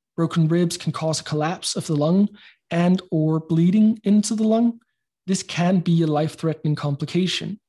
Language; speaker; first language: English; non-native, fluent; Danish